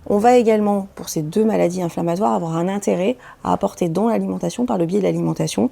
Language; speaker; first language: French; native; French